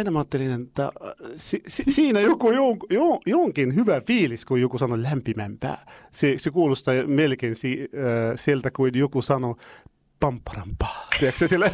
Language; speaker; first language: Finnish; non-native, fluent; Arabic